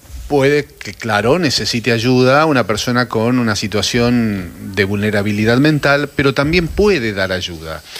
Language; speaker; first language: Spanish; native; Spanish